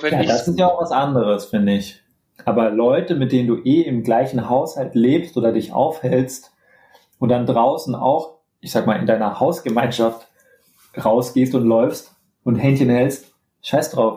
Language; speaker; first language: German; native; German